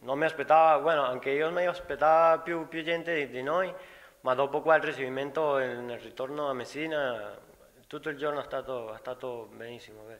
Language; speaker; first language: Italian; non-native, learner; Spanish